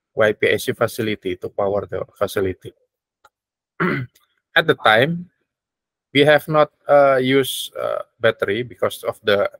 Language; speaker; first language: English; non-native, learner; Indonesian